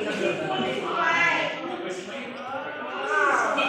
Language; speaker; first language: English; non-native, learner; Indonesian